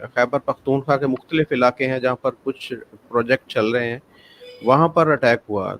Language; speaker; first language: Urdu; non-native, local second language; Punjabi